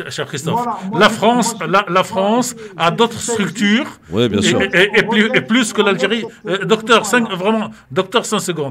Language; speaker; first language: French; native; French